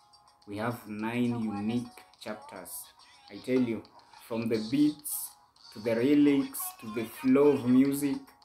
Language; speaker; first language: English; non-native, local second language; Luo (Kenya and Tanzania)